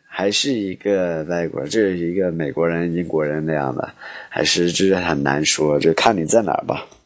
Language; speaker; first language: Chinese; non-native, fluent; English